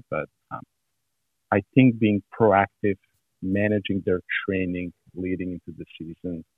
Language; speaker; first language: English; non-native, fluent; Serbian